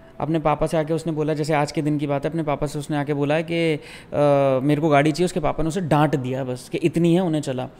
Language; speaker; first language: Hindi; native; Hindi